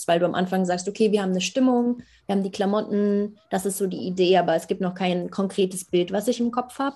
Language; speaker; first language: German; native; German